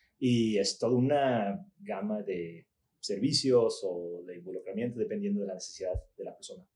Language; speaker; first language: Spanish; early bilingual, other home language; English